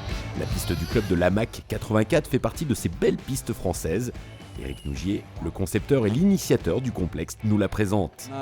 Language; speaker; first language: French; native; French